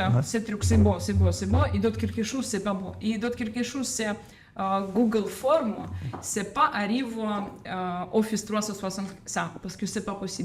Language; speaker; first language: French; non-native, learner; Ukrainian